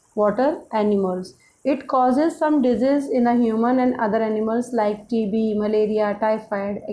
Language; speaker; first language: English; non-native, local second language; Hindi